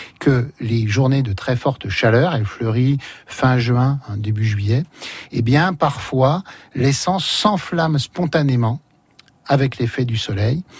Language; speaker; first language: French; native; French